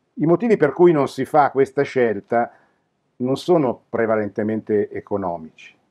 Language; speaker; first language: Italian; native; Italian